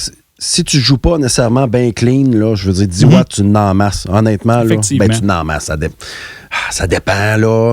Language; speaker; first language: French; native; French